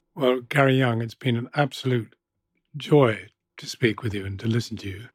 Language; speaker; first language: English; native; English